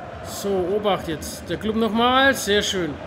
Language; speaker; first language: German; native; German